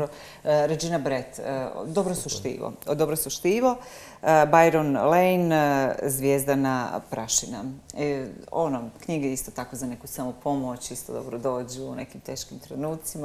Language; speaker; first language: Serbian; native; Serbian